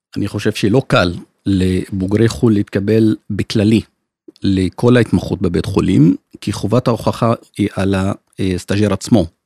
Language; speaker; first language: Hebrew; non-native, local second language; Arabic